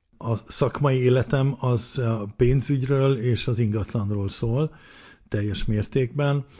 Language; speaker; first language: Hungarian; early bilingual, heritage; Hungarian